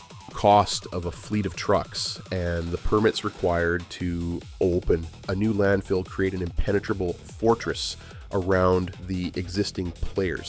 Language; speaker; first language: English; native; English